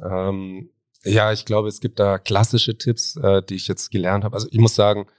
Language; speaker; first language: German; native; German